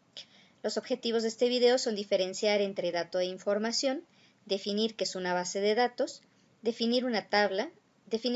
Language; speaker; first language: Spanish; native; Spanish